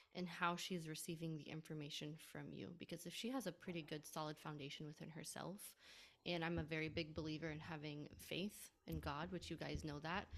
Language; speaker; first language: English; native; English